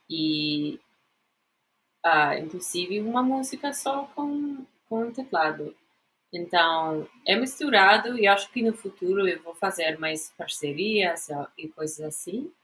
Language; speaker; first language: Portuguese; non-native, fluent; English